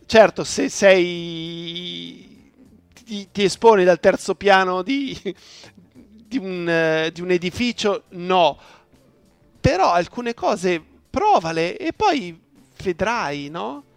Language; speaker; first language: Italian; native; Italian